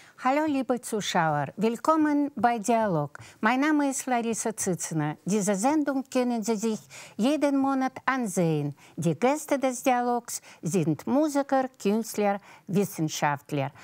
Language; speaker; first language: German; non-native, fluent; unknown